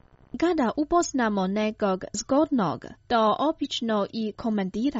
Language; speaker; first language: Croatian; non-native, fluent; Chinese